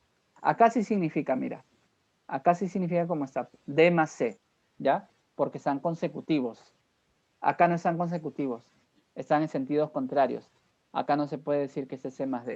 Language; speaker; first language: Spanish; native; Spanish